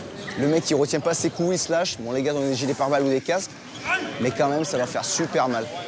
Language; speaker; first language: French; native; French